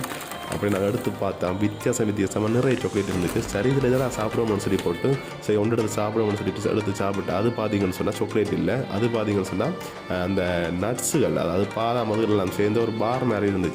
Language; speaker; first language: Tamil; native; Tamil